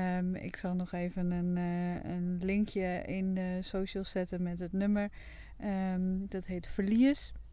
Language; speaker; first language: Dutch; non-native, local second language; Western Frisian